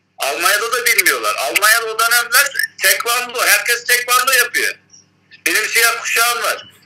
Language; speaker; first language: Turkish; early bilingual, heritage; Turkish